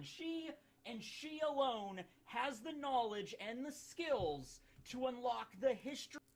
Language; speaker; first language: English; native; English